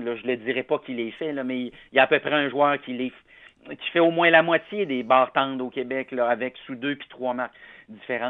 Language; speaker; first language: French; native; French